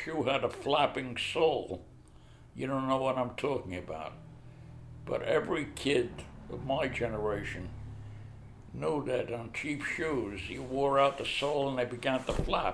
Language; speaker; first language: English; early bilingual, other home language; Yiddish